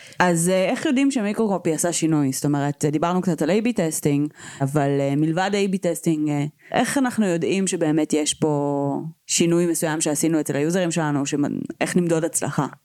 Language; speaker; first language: Hebrew; native; Hebrew